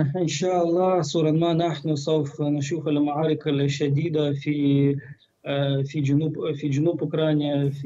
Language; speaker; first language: Arabic; non-native, fluent; Ukrainian